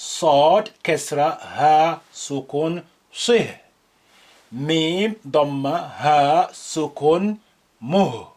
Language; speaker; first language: Arabic; non-native, fluent; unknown